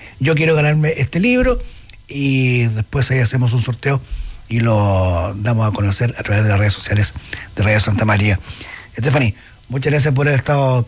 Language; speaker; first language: Spanish; native; Spanish